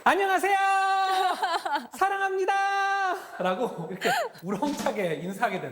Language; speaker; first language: Korean; native; Korean